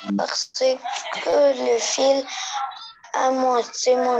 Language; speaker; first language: French; non-native, learner; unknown